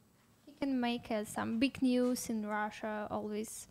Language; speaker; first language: English; non-native, learner; Russian